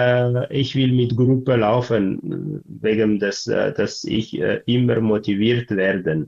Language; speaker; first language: German; non-native, learner; Tigrinya